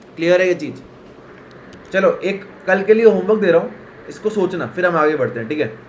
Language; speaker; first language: Hindi; native; Hindi